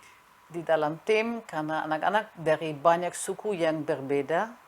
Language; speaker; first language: Indonesian; non-native, fluent; German